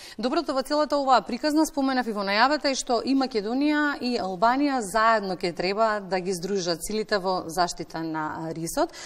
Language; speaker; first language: Macedonian; native; Macedonian